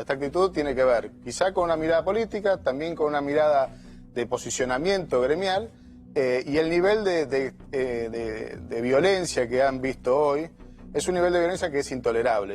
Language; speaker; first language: Spanish; native; Spanish